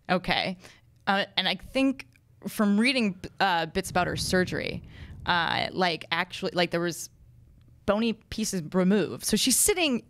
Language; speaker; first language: English; native; English